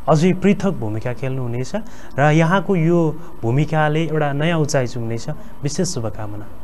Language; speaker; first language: Nepali; native; Nepali